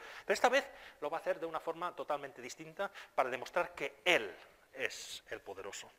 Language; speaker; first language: Spanish; non-native, fluent; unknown